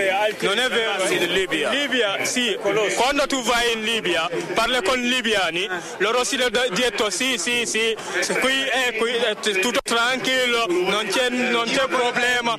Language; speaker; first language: Italian; non-native, learner; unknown